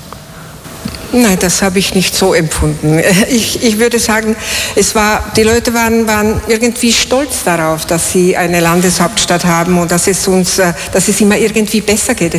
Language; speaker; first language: German; non-native, fluent; Slovak